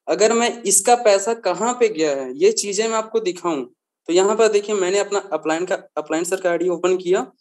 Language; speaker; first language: Hindi; native; Hindi